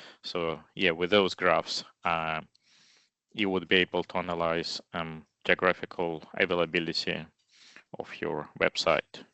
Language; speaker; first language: English; non-native, fluent; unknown